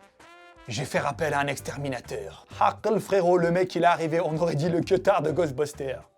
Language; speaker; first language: French; native; French